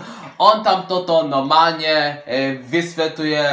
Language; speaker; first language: Slovak; early bilingual, heritage; Slovak